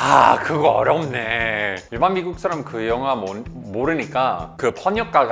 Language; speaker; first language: Korean; non-native, fluent; English